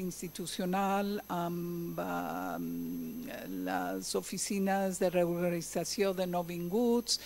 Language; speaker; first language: Catalan; non-native, fluent; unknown